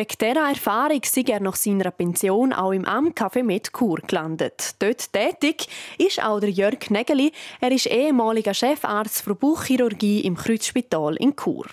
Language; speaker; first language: German; native; German